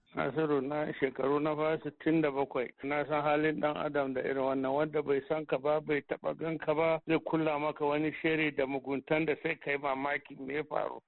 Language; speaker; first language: Hausa; non-native, local second language; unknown